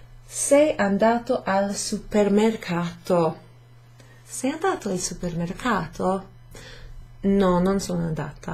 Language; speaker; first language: Italian; non-native, fluent; English